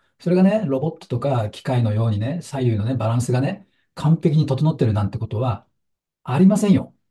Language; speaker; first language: Japanese; native; Japanese